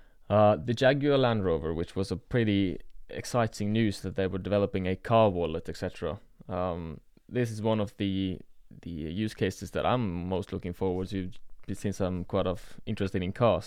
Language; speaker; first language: English; non-native, fluent; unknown